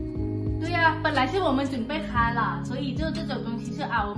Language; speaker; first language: Chinese; non-native, fluent; Thai